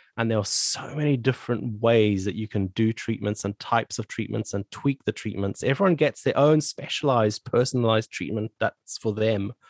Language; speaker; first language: English; native; English